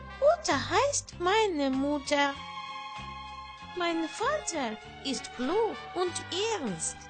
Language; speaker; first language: German; non-native, learner; Russian